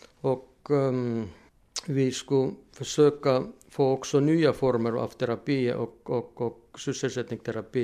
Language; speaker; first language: Swedish; non-native, fluent; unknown